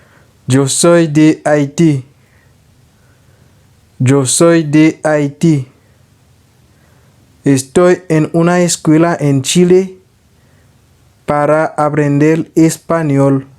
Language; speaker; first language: Spanish; non-native, learner; Haitian Creole